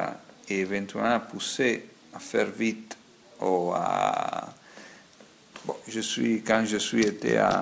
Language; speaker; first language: French; non-native, fluent; Italian